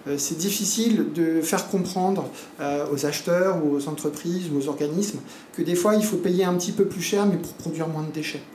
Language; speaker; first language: French; native; French